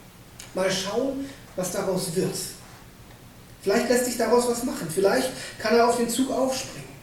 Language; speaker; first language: German; native; German